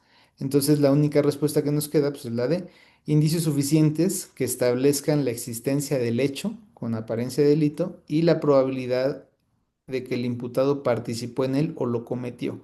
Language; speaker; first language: Spanish; native; Spanish